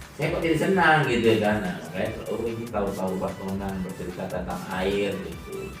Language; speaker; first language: Indonesian; native; Indonesian